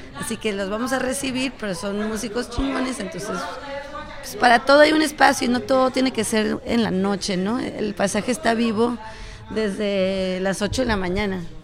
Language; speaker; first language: Spanish; native; Spanish